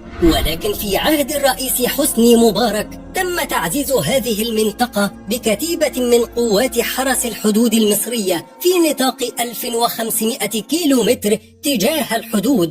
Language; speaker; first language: Arabic; native; Arabic